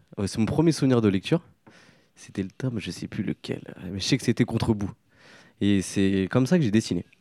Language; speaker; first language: French; native; French